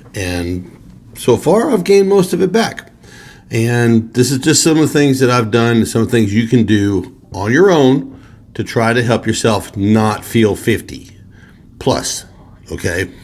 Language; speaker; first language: English; native; English